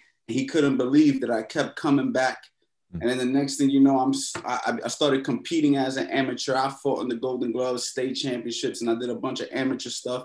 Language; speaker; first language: English; native; English